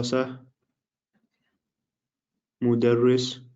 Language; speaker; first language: Arabic; non-native, learner; English